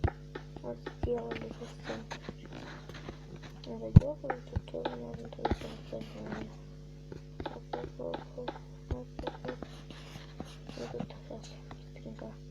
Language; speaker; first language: Russian; native; Russian